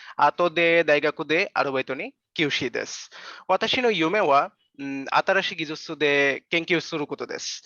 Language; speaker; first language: Japanese; non-native, learner; Bangla